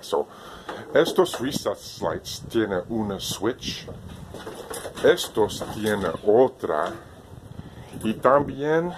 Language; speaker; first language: Spanish; non-native, learner; English